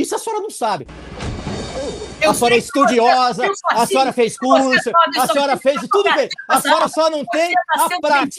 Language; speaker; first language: Portuguese; native; Portuguese